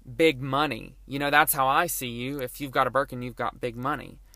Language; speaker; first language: English; native; English